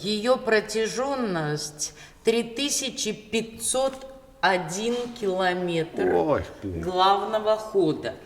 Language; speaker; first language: Russian; native; Russian